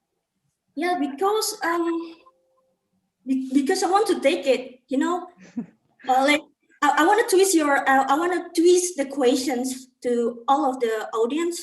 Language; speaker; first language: English; non-native, learner; Indonesian